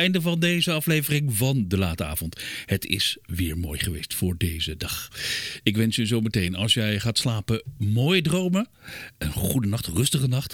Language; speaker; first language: Dutch; native; Dutch